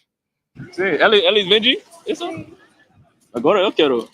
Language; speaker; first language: Portuguese; non-native, learner; English